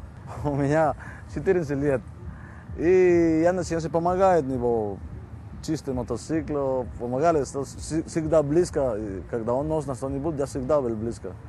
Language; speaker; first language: Russian; non-native, learner; Spanish